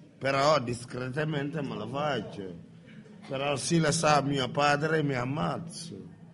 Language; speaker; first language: Italian; non-native, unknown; Wolof